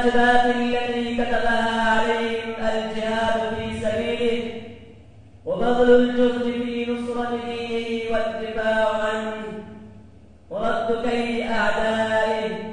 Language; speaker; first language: Arabic; non-native, fluent; Urdu